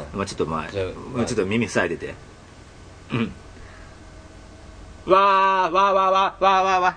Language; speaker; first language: Japanese; native; Japanese